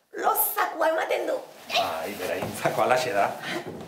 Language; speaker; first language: Basque; native; Basque